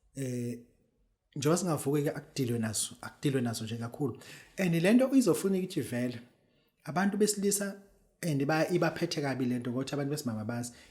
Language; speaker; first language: Zulu; native; Zulu